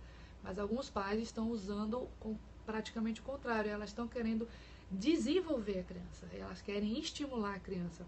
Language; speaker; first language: Portuguese; native; Portuguese